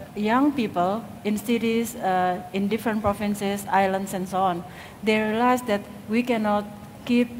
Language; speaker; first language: English; non-native, fluent; Indonesian